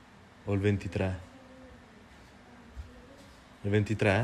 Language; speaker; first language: Italian; native; Italian